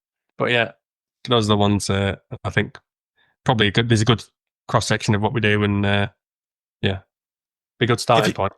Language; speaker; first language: English; native; English